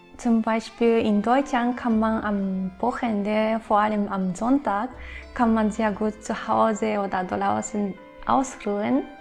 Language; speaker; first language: German; non-native, fluent; Japanese